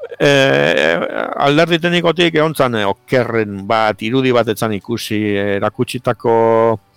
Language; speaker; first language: Basque; native; Basque